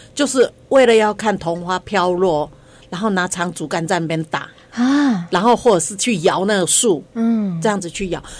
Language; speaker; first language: Chinese; non-native, local second language; Hakka Chinese